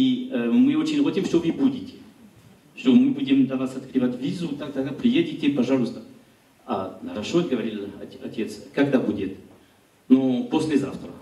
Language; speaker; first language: Russian; non-native, learner; French